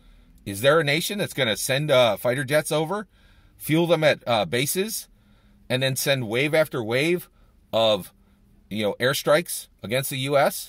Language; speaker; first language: English; native; English